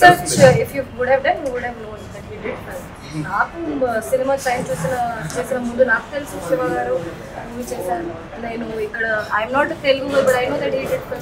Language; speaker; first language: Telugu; non-native, learner; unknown